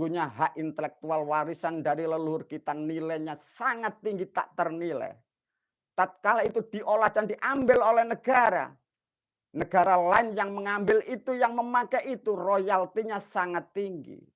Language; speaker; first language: Indonesian; non-native, local second language; Javanese